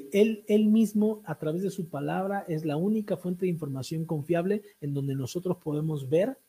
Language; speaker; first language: Spanish; native; Spanish